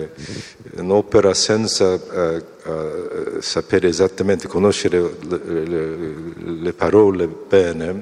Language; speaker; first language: Italian; non-native, fluent; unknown